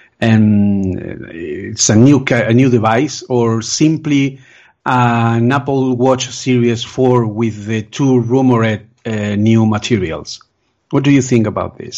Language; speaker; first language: English; non-native, fluent; Spanish